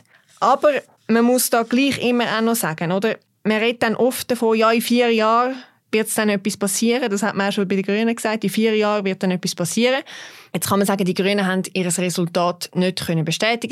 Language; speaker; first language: German; native; German